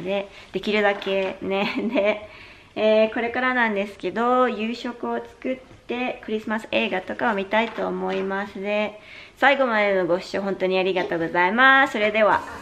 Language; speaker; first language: Japanese; native; Japanese